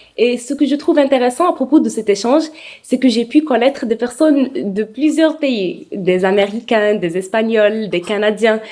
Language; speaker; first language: French; non-native, local second language; Arabic